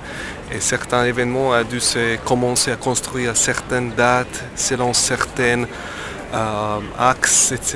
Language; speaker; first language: French; non-native, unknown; Slovak